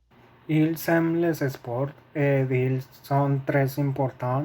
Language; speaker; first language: French; non-native, learner; Spanish